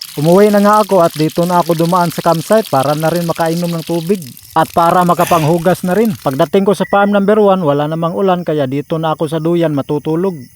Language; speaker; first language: Filipino; non-native, local second language; Cebuano